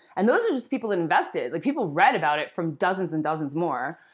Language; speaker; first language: English; native; English